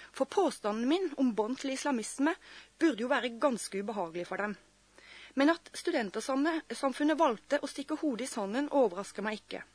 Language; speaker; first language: Norwegian; native; Norwegian